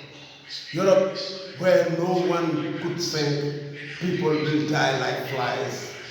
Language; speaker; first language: English; non-native, fluent; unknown